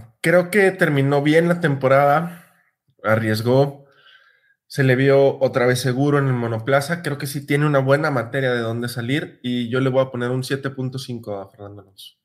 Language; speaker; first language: Spanish; native; Spanish